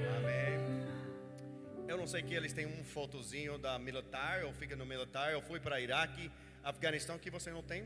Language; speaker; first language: Portuguese; non-native, learner; English